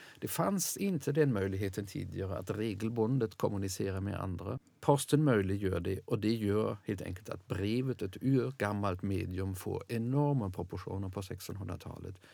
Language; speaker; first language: Swedish; non-native, fluent; German